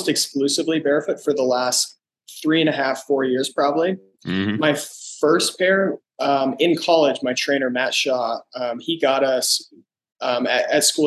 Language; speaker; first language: English; native; English